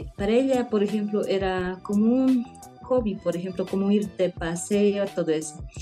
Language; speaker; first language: Spanish; native; Spanish